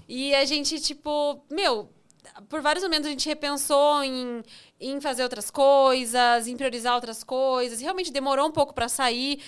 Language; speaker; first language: Portuguese; native; Portuguese